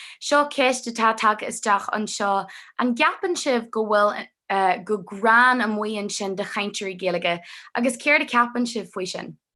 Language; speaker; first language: Irish; non-native, local second language; English